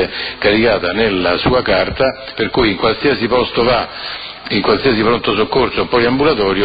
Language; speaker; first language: Italian; native; Italian